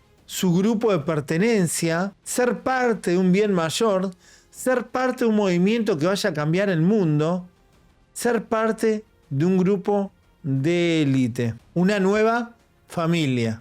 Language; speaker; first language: Spanish; native; Spanish